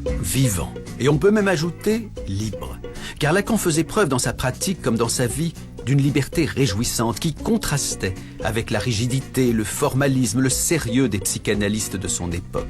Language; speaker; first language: French; native; French